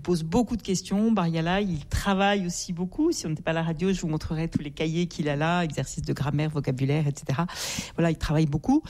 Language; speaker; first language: French; native; French